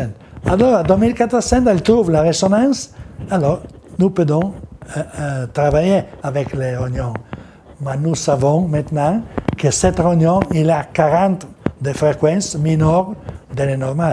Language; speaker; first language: French; non-native, learner; Italian